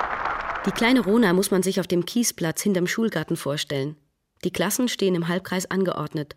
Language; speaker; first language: German; native; German